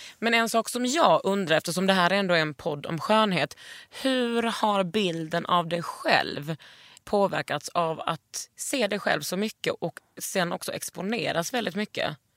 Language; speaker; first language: Swedish; native; Swedish